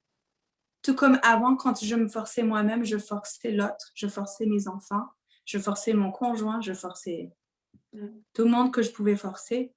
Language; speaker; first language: French; native; French